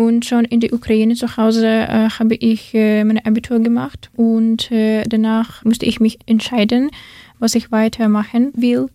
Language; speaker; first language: German; non-native, fluent; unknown